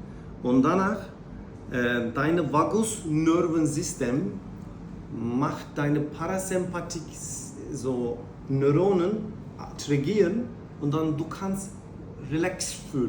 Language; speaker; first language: German; non-native, learner; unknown